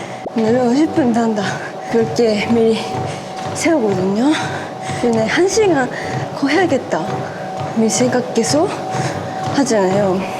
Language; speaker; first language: Korean; non-native, fluent; Japanese